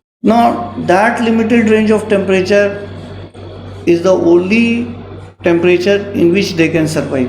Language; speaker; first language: English; non-native, local second language; Hindi